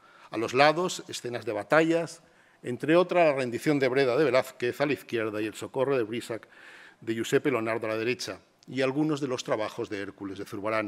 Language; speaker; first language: Spanish; native; Spanish